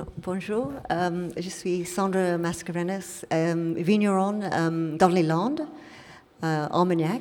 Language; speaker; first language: French; non-native, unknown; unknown